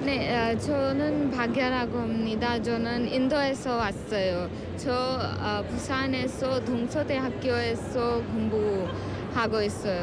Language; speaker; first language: Korean; non-native, learner; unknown